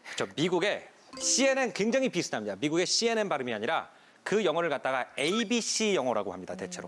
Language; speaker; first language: Korean; native; Korean